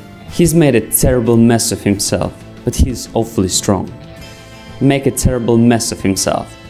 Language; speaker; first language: English; non-native, fluent; Russian